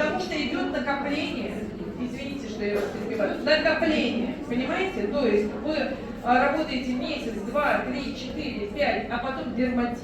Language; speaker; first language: Russian; native; Russian